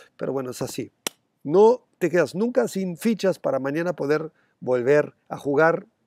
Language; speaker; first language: Spanish; non-native, fluent; German